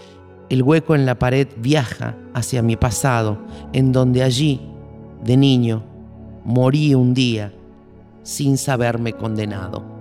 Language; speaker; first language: Spanish; native; Spanish